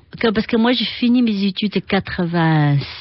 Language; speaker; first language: French; non-native, fluent; Chinese